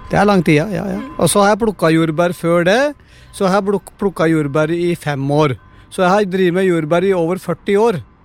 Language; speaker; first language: Norwegian; non-native, fluent; Punjabi